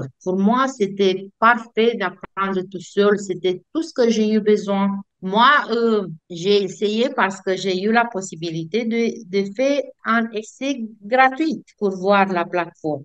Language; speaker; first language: French; non-native, fluent; Romanian